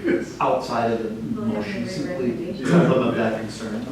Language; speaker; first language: English; native; English